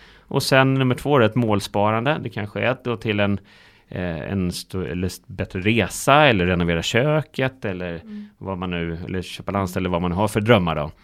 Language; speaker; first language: Swedish; native; Swedish